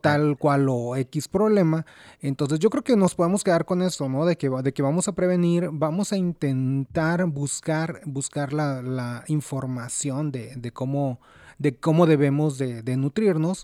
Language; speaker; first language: Spanish; native; Spanish